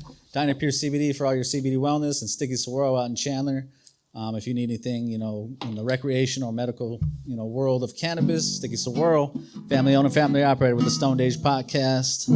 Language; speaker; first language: English; native; English